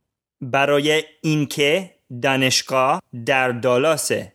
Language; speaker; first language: Persian; non-native, learner; English